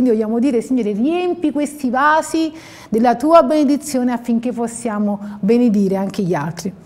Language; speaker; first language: Italian; native; Italian